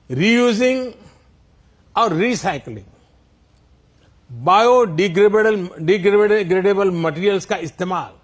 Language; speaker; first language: Hindi; non-native, local second language; Gujarati